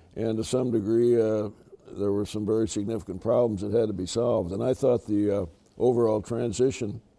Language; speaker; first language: English; native; English